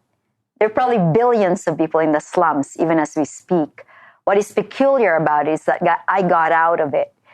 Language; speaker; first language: English; non-native, local second language; Filipino